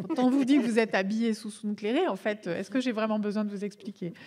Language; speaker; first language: French; native; French